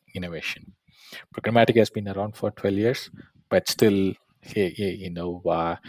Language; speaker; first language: English; non-native, local second language; Tamil